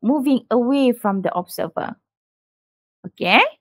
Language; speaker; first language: English; non-native, local second language; Malay